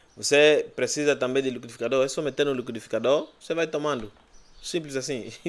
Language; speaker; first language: Portuguese; native; Portuguese